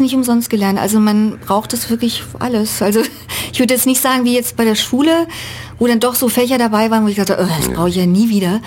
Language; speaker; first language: German; native; German